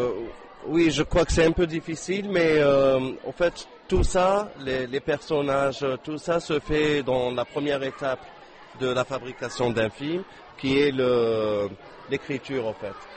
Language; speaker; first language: French; non-native, local second language; Arabic